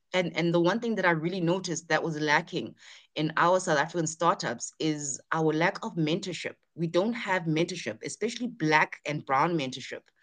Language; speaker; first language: English; non-native, local second language; Zulu